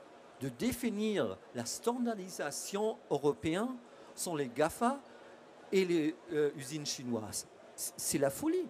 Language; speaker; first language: French; non-native, fluent; German